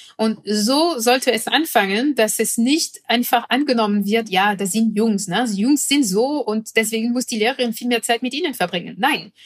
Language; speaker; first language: German; non-native, fluent; French